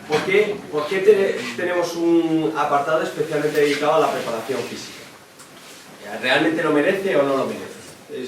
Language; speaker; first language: Spanish; native; Spanish